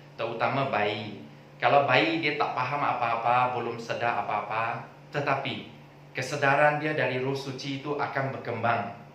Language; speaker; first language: Malay; non-native, local second language; Chinese